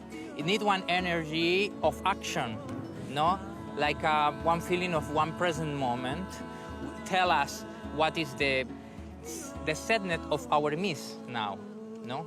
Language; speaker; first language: English; non-native, learner; Spanish